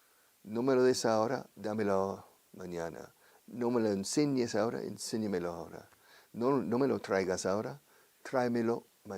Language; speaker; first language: Spanish; non-native, fluent; English